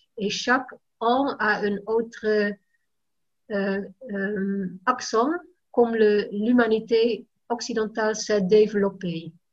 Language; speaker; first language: French; non-native, fluent; Dutch